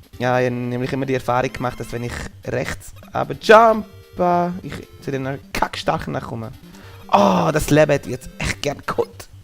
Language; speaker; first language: German; native; German